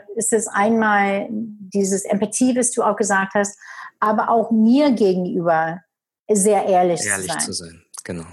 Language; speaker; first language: German; non-native, fluent; English